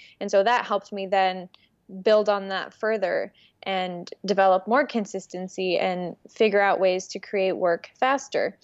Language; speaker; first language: English; early bilingual, other home language; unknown